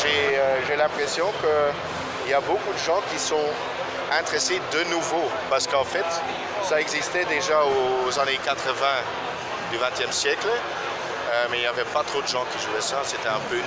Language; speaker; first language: French; non-native, fluent; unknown